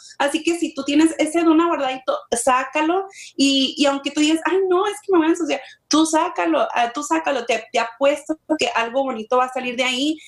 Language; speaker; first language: Spanish; early bilingual, heritage; Spanish